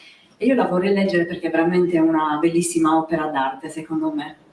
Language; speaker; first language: Italian; native; Italian